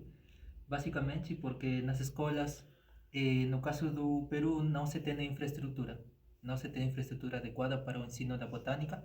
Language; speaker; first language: Portuguese; non-native, fluent; Spanish